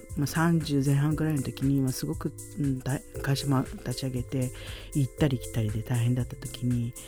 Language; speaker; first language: Japanese; native; Japanese